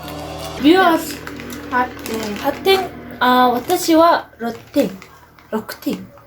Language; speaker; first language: Japanese; non-native, learner; Mongolian